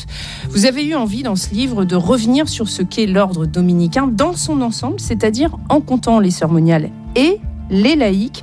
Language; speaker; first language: French; native; French